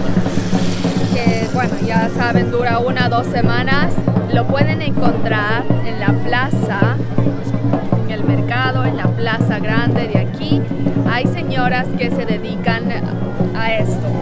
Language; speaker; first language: Spanish; non-native, local second language; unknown